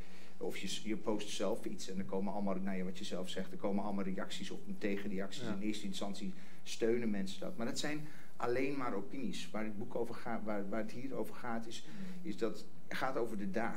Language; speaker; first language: Dutch; non-native, fluent; English